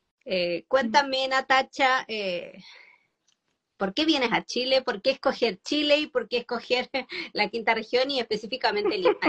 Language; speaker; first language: Spanish; native; Spanish